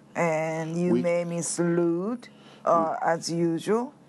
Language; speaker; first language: English; non-native, learner; Japanese